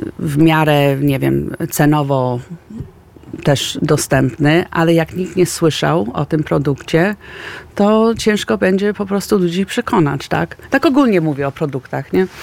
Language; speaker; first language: Polish; early bilingual, heritage; Polish